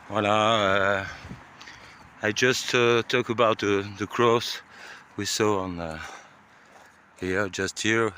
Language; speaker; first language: English; non-native, learner; French